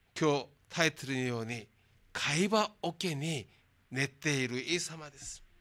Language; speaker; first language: Japanese; non-native, fluent; Korean